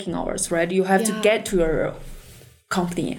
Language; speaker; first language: English; non-native, fluent; Chinese